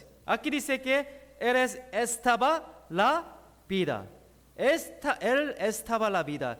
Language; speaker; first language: Spanish; non-native, learner; Korean